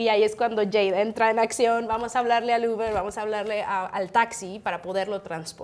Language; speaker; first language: Spanish; native; Spanish